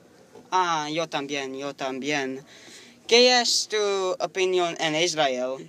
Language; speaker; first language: Spanish; non-native, learner; English